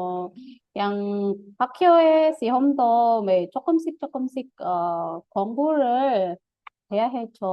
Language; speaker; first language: Korean; non-native, fluent; Indonesian